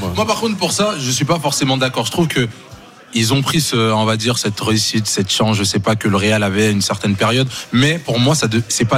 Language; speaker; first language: French; native; French